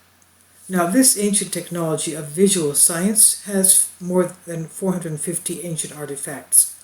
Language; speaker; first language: English; non-native, fluent; Greek